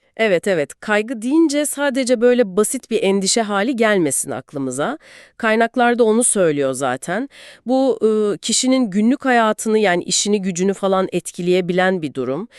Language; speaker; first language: Turkish; native; Turkish